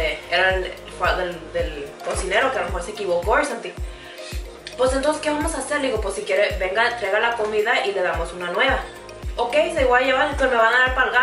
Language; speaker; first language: Spanish; early bilingual, heritage; Spanish